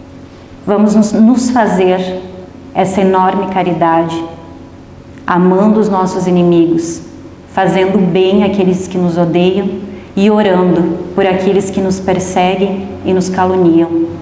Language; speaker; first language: Portuguese; native; Portuguese